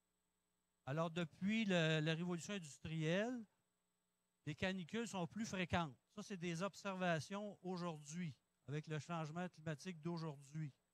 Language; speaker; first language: French; native; French